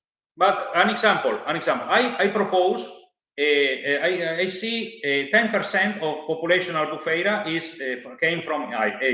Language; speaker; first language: English; non-native, learner; Italian